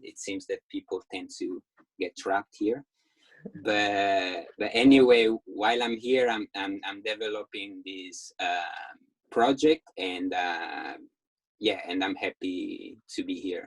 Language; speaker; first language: English; non-native, fluent; Italian